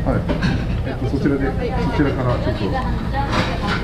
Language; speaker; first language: Japanese; native; Japanese